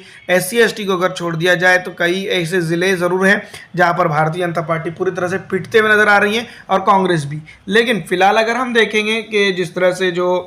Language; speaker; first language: Hindi; native; Hindi